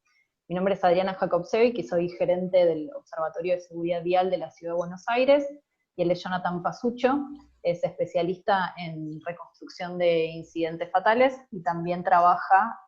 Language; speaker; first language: Spanish; native; Spanish